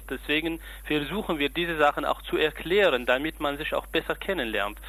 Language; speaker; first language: German; non-native, fluent; Kurdish